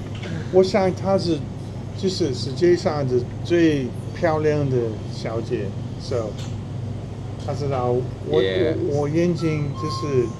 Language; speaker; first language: Chinese; non-native, fluent; English